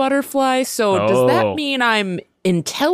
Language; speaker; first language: English; native; English